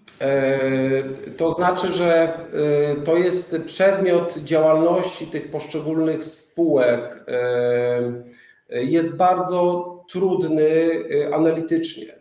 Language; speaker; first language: Polish; native; Polish